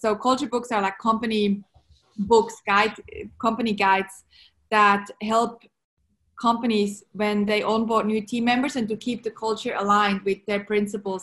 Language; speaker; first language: English; non-native, fluent; Swiss German